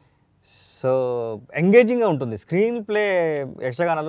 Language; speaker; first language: Telugu; non-native, learner; Kannada